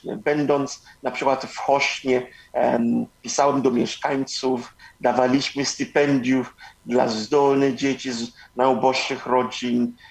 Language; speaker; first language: Polish; non-native, fluent; Igbo